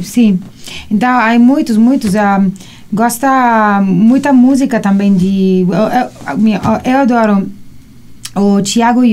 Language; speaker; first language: Portuguese; non-native, learner; Italian